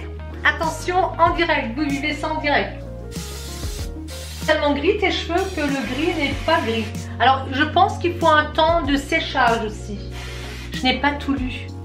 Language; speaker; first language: French; native; French